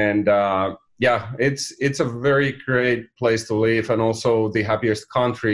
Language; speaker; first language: English; non-native, fluent; Finnish